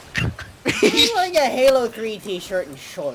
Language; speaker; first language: English; native; English